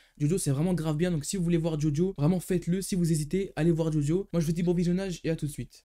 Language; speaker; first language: French; native; French